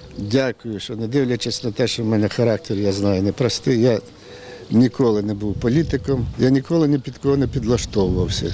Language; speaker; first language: Ukrainian; native; Ukrainian